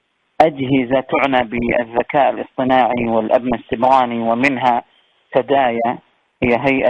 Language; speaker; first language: Arabic; native; Arabic